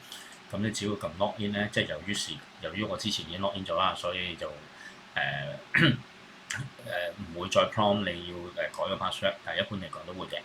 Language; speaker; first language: Cantonese; native; Cantonese